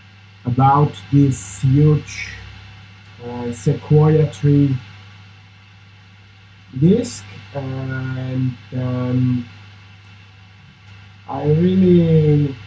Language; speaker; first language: English; non-native, fluent; Italian